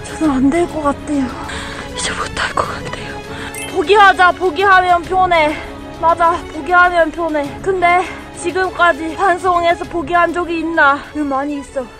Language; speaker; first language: Korean; non-native, fluent; Japanese